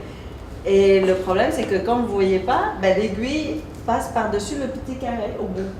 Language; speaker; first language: French; early bilingual, other home language; Vietnamese